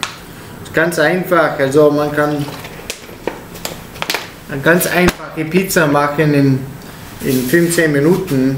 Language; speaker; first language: German; non-native, learner; Italian